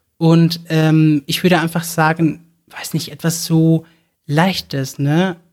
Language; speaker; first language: German; non-native, fluent; Spanish